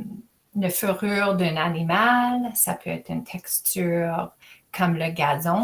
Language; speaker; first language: French; non-native, fluent; English